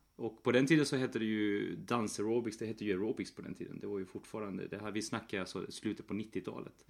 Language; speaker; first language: Swedish; early bilingual, other home language; Spanish